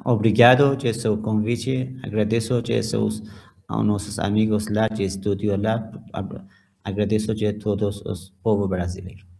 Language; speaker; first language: Portuguese; non-native, learner; Persian